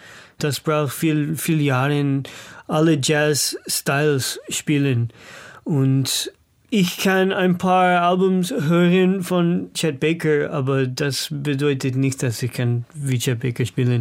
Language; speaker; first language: German; non-native, learner; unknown